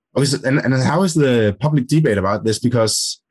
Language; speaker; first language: English; non-native, fluent; Danish